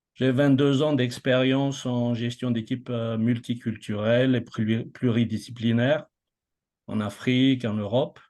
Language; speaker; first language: French; non-native, local second language; Malagasy